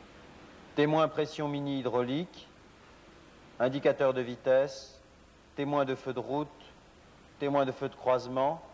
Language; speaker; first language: French; native; French